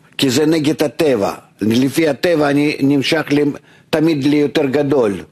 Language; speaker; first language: Hebrew; non-native, fluent; Russian